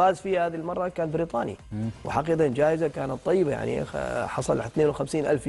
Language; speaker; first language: Arabic; native; Arabic